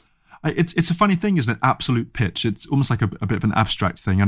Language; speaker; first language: English; native; English